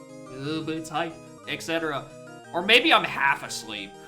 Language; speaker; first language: English; native; English